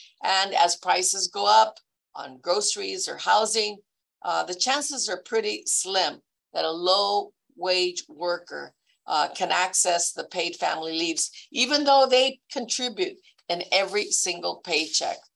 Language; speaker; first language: English; early bilingual, other home language; Spanish